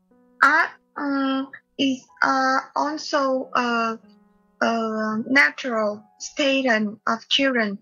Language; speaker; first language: English; non-native, learner; Vietnamese